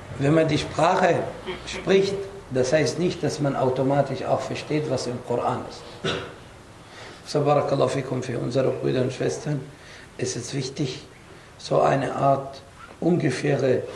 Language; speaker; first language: German; non-native, fluent; Arabic